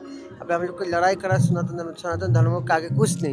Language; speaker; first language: Hindi; non-native, local second language; Bangla